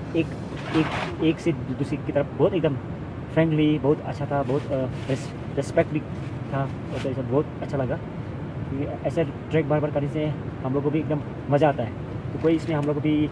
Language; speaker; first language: Hindi; non-native, local second language; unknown